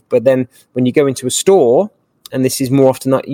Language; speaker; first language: English; native; English